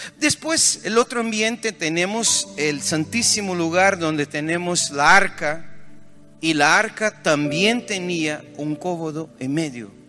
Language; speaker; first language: Spanish; non-native, fluent; Portuguese